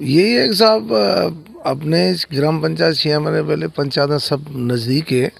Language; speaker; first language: Hindi; native; Hindi